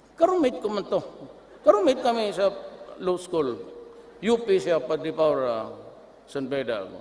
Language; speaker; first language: Filipino; non-native, local second language; Cebuano